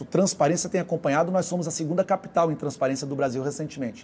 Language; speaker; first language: Portuguese; native; Portuguese